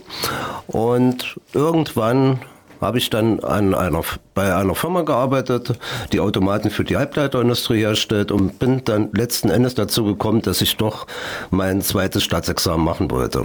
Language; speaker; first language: German; native; German